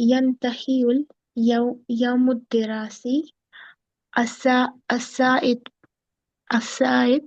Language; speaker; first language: Arabic; non-native, learner; Urdu